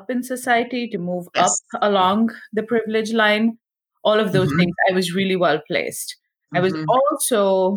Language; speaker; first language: English; non-native, local second language; Gujarati